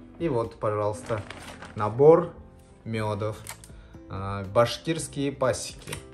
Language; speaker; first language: Russian; native; Russian